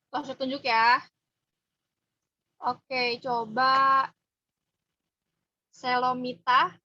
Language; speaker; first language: Indonesian; native; Indonesian